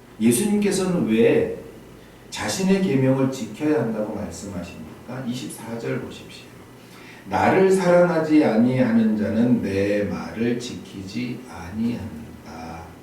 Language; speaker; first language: Korean; native; Korean